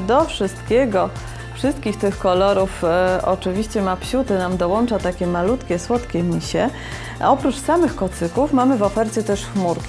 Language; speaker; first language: Polish; native; Polish